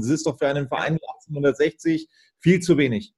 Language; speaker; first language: German; native; German